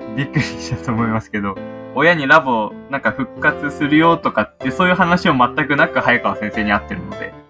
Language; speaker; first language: Japanese; native; Japanese